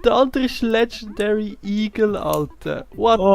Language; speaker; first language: German; native; German